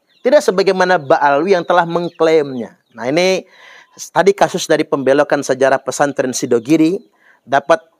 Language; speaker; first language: Indonesian; native; Indonesian